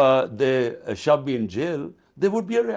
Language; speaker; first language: English; non-native, local second language; Urdu